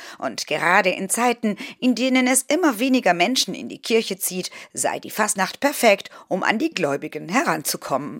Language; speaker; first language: German; native; German